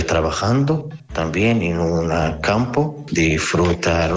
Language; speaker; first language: Spanish; non-native, learner; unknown